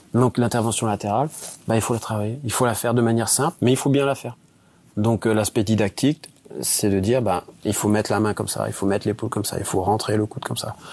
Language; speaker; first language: French; native; French